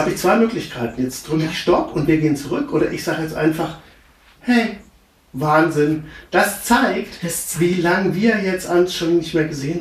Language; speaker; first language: German; native; German